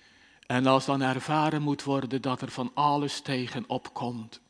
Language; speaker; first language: Dutch; native; Dutch